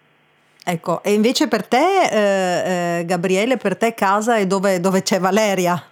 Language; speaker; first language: Italian; native; Italian